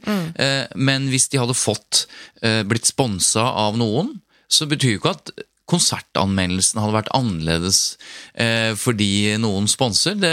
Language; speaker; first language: Norwegian; native; Norwegian